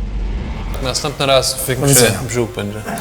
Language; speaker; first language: Polish; non-native, learner; English